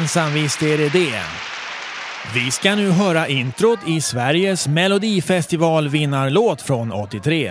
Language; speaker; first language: Swedish; native; Swedish